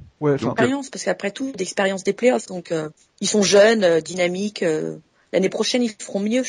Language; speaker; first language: French; native; French